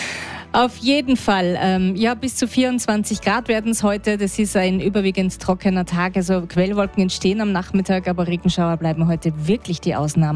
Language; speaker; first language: German; native; German